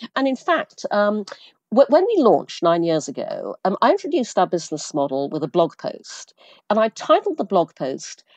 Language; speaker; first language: English; early bilingual, other home language; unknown